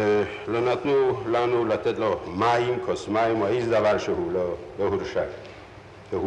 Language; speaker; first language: Hebrew; non-native, fluent; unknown